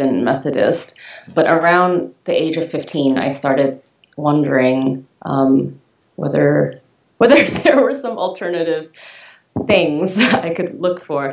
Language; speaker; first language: English; non-native, local second language; Cantonese